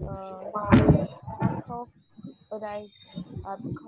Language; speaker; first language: English; non-native, learner; Vietnamese